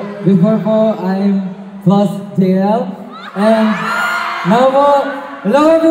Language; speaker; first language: English; non-native, local second language; Filipino